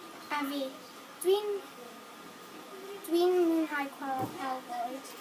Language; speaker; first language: Welsh; non-native, local second language; English